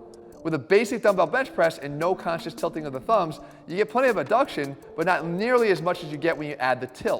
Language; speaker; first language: English; native; English